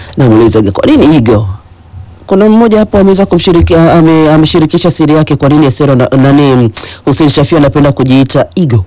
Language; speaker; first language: Swahili; native; Swahili